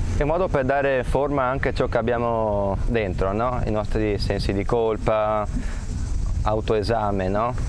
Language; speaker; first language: Italian; native; Italian